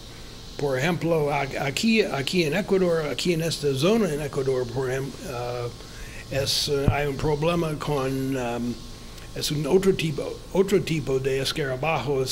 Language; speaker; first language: Spanish; non-native, fluent; English